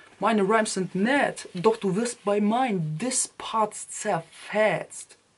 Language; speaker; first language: German; early bilingual, other home language; Turkish